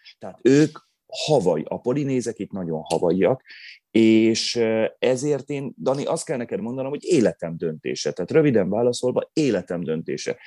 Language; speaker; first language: Hungarian; non-native, local second language; Croatian